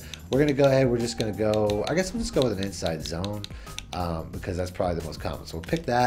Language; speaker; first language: English; native; English